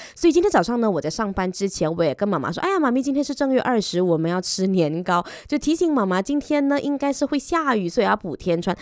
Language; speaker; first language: Chinese; native; Chinese